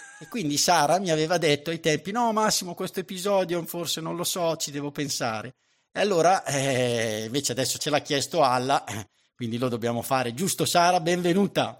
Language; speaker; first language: Italian; native; Italian